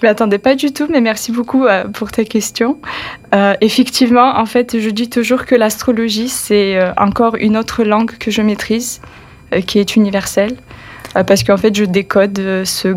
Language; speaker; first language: French; non-native, fluent; Russian